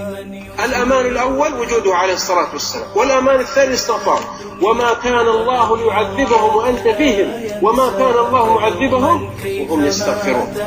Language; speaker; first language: Arabic; native; Arabic